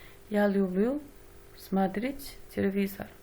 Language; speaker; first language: Russian; non-native, learner; Chinese